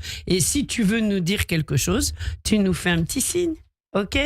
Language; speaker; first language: French; native; French